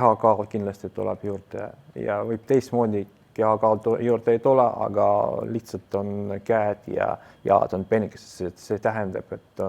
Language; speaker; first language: Estonian; non-native, local second language; Russian